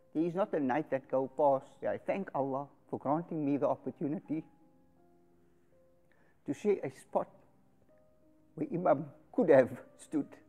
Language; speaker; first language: English; early bilingual, other home language; Afrikaans